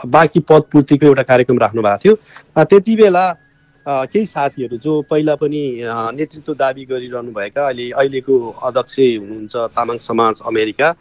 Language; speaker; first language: Nepali; non-native, local second language; Eastern Tamang